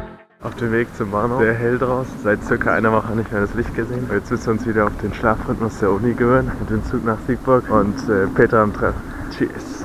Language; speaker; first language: German; native; German